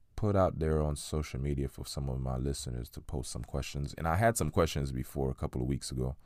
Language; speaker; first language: English; early bilingual, other home language; Haitian Creole